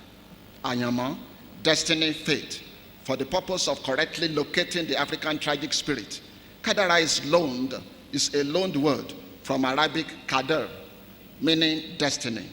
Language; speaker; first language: English; non-native, local second language; Yoruba